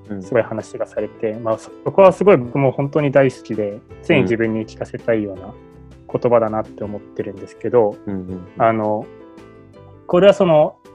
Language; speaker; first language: Japanese; native; Japanese